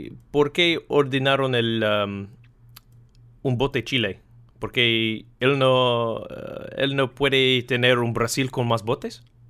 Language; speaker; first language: Spanish; non-native, learner; English